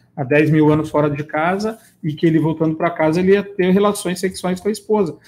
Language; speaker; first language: Portuguese; native; Portuguese